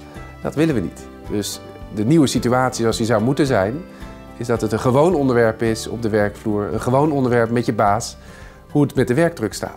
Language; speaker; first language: Dutch; native; Dutch